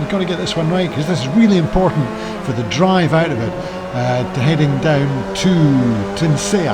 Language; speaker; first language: English; native; English